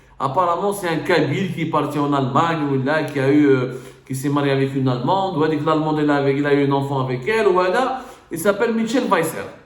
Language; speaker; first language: French; non-native, local second language; Arabic